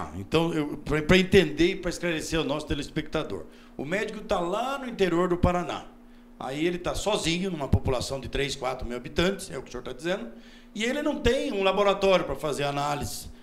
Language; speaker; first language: Portuguese; native; Portuguese